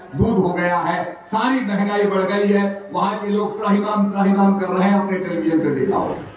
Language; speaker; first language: Hindi; native; Hindi